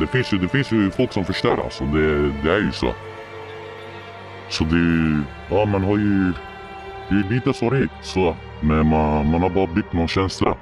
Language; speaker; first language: Swedish; early bilingual, other home language; Arabic